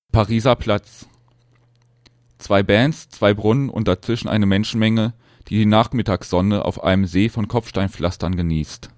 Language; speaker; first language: German; native; German